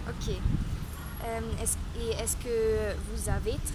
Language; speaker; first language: French; non-native, learner; German